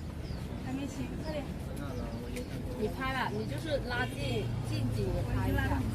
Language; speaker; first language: Chinese; native; Chinese